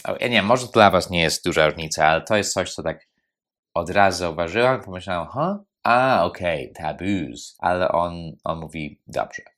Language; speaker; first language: Polish; non-native, fluent; English